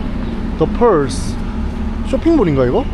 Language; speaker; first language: English; non-native, learner; Korean